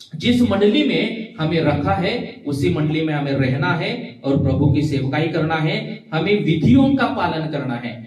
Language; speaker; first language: Hindi; non-native, local second language; Marathi